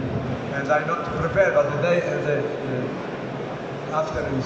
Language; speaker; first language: English; non-native, learner; Italian